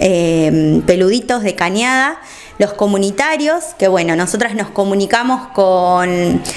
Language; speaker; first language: Spanish; native; Spanish